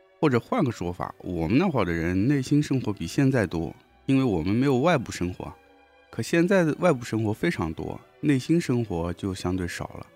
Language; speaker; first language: Chinese; native; Chinese